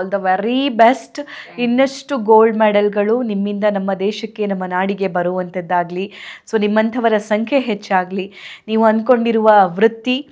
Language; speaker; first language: Kannada; native; Kannada